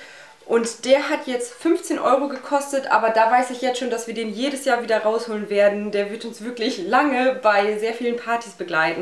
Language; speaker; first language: German; native; German